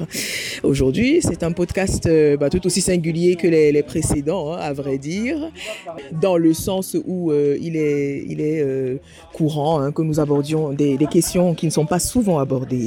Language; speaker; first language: French; native; French